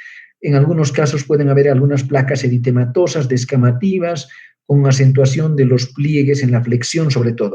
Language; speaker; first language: Spanish; native; Spanish